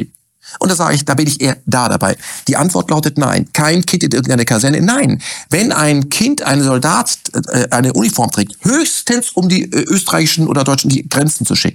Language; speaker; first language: German; native; German